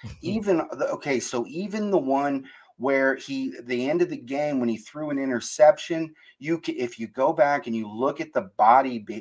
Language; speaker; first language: English; native; English